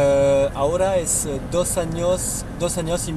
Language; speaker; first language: Spanish; non-native, learner; French